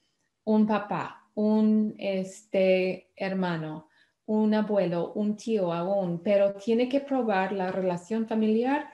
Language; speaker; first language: Spanish; non-native, fluent; English